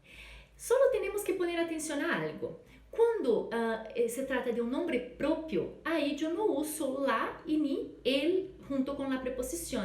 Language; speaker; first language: Spanish; non-native, fluent; Portuguese